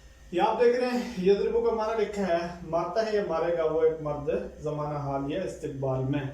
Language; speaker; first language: Urdu; native; Urdu